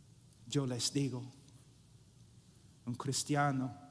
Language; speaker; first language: Spanish; non-native, fluent; English